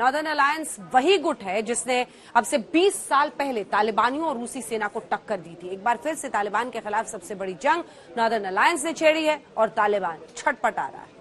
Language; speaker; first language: Hindi; native; Hindi